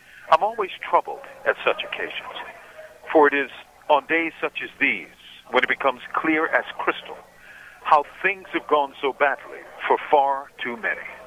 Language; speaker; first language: English; native; English